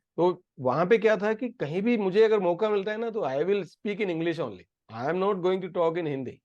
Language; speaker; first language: Hindi; native; Hindi